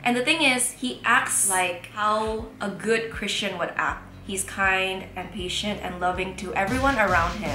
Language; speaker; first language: English; non-native, fluent; Indonesian